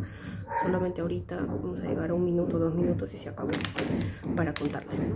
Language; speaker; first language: Spanish; native; Spanish